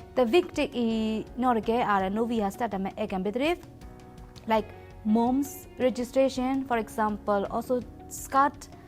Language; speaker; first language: Norwegian; non-native, learner; Burmese